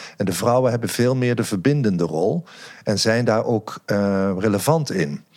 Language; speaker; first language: Dutch; native; Dutch